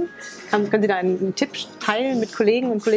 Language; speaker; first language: German; native; German